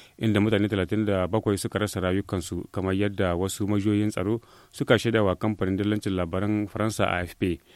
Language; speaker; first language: Hausa; native; Hausa